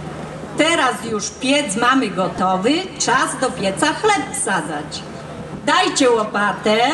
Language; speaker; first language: Polish; native; Polish